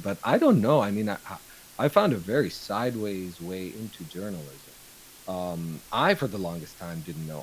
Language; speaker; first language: English; non-native, local second language; Urdu